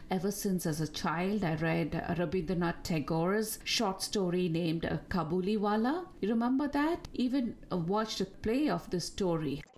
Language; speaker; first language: English; non-native, local second language; Tamil